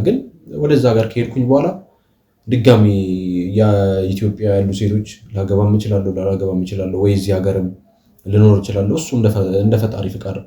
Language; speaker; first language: Amharic; native; Amharic